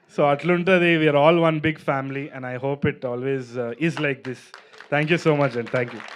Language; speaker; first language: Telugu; native; Telugu